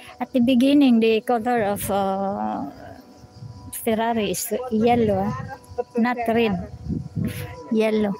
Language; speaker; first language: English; non-native, learner; Filipino